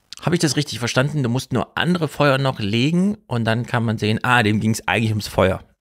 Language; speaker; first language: German; native; German